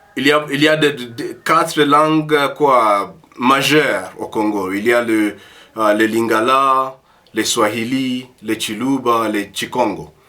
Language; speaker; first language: French; early bilingual, heritage; French